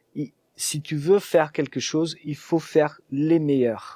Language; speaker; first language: French; non-native, fluent; Portuguese